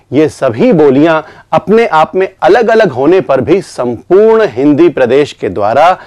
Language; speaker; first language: Hindi; native; Hindi